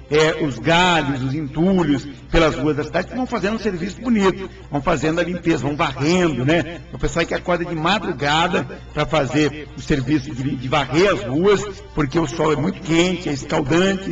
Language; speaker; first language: Portuguese; native; Portuguese